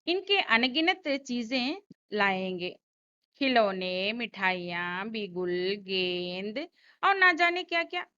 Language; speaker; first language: Hindi; non-native, local second language; Telugu